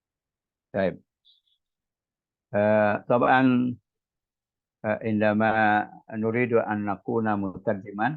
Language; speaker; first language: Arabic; non-native, fluent; Indonesian